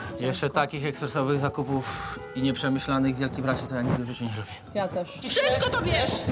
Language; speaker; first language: Polish; native; Polish